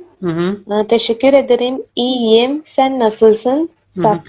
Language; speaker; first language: Turkish; non-native, learner; Urdu